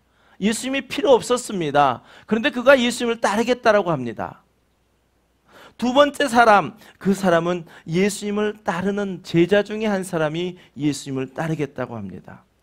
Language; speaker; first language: Korean; native; Korean